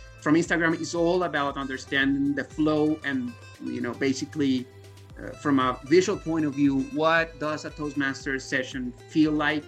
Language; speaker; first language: English; non-native, fluent; Spanish